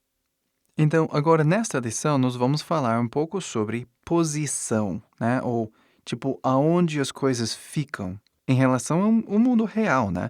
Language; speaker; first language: Portuguese; non-native, fluent; English